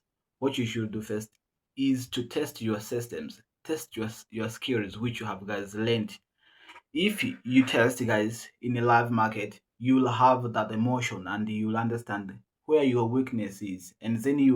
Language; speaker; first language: English; non-native, local second language; Swahili